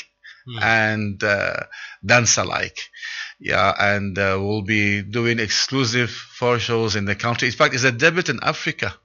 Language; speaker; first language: English; non-native, local second language; Arabic